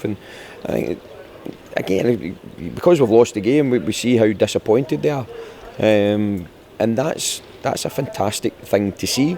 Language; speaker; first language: English; native; English